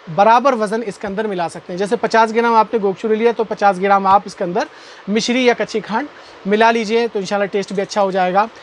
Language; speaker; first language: Hindi; native; Hindi